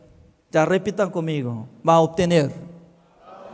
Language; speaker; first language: Spanish; non-native, fluent; Korean